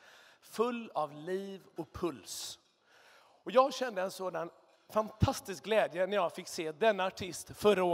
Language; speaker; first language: Swedish; native; Swedish